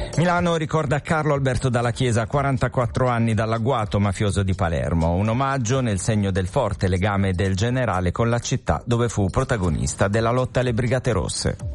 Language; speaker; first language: Italian; native; Italian